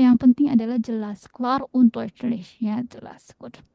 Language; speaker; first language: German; non-native, learner; Indonesian